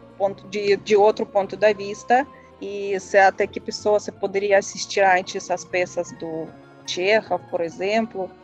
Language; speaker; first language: Portuguese; non-native, learner; Russian